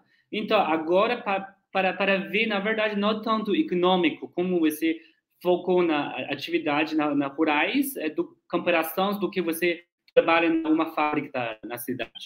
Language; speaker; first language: Portuguese; non-native, learner; Chinese